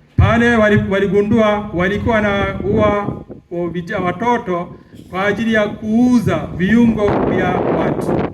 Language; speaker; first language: Swahili; non-native, fluent; Malayalam